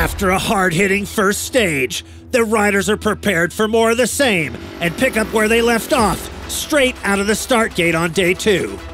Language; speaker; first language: English; non-native, fluent; Portuguese